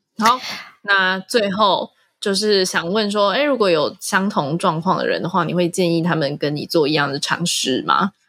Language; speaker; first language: Chinese; native; Chinese